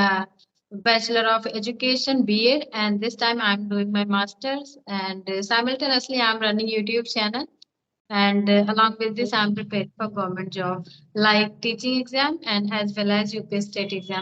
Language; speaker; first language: English; non-native, learner; Hindi